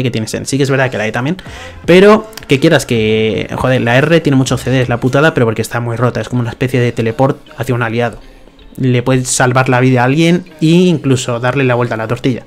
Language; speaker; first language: Spanish; native; Spanish